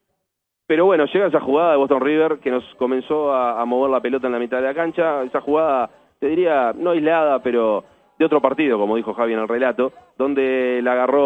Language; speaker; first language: Spanish; native; Spanish